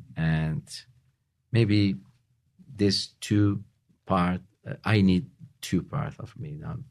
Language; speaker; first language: English; non-native, learner; Italian